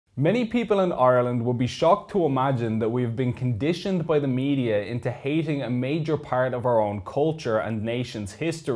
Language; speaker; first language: English; native; English